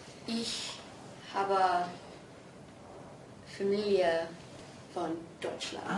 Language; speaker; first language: German; non-native, learner; English